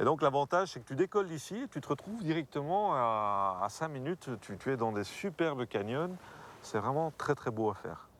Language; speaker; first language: French; native; French